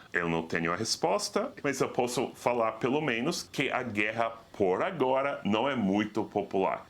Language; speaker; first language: Portuguese; non-native, fluent; English